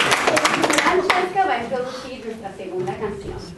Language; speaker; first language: Spanish; non-native, fluent; English